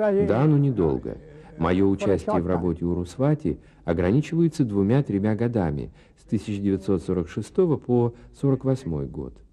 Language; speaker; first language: Russian; native; Russian